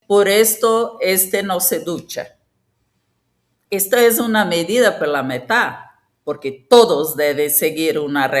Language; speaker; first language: Spanish; non-native, fluent; Portuguese